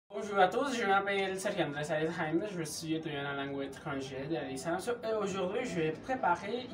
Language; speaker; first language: French; non-native, learner; Spanish